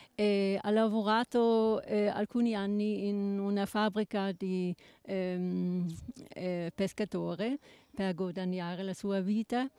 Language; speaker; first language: Italian; non-native, learner; German